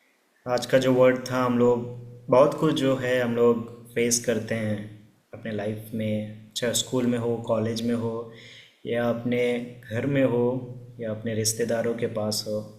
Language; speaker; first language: Hindi; native; Hindi